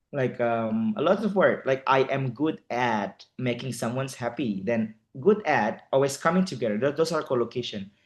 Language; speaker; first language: English; non-native, fluent; Indonesian